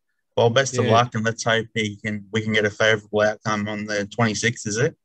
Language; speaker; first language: English; native; English